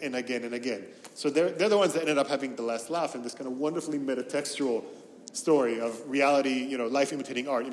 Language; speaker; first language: English; non-native, fluent; Hebrew